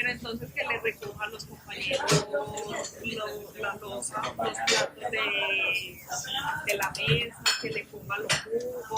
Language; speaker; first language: Spanish; native; Spanish